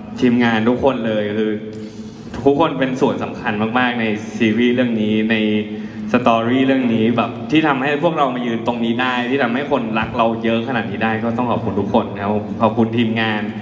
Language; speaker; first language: Thai; native; Thai